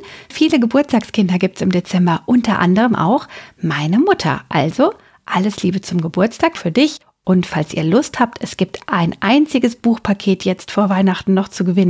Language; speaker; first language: German; native; German